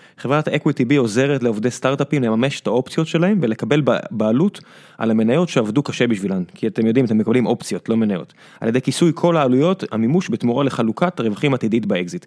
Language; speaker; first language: Hebrew; native; Hebrew